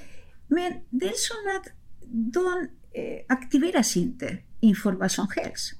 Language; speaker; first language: Swedish; non-native, fluent; Spanish